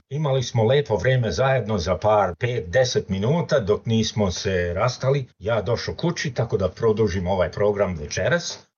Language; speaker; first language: Serbian; early bilingual, heritage; Serbian